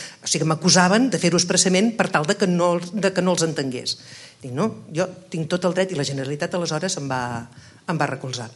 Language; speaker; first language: Catalan; native; Catalan